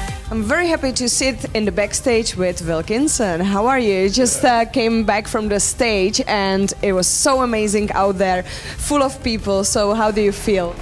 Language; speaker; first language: English; non-native, fluent; Czech